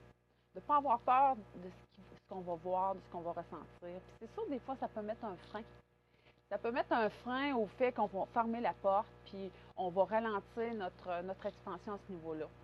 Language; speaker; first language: French; native; French